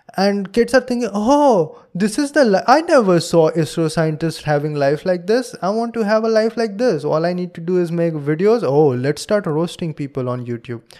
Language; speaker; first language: English; non-native, local second language; Hindi